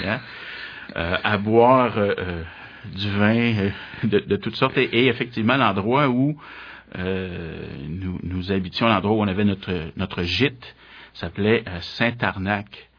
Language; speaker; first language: French; native; French